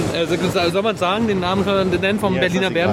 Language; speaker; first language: German; native; German